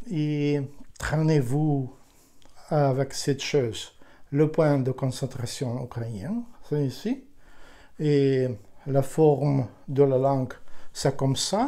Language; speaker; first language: French; non-native, fluent; Ukrainian